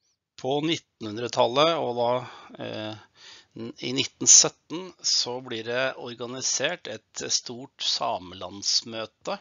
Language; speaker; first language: Norwegian; native; Norwegian